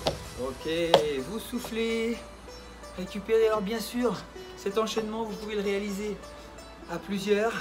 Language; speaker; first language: French; native; French